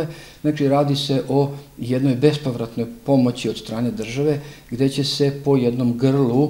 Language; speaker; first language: Serbian; native; Serbian